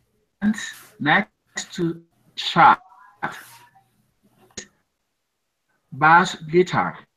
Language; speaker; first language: English; non-native, learner; Spanish